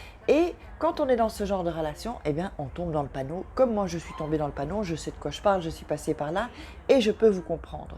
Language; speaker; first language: French; native; French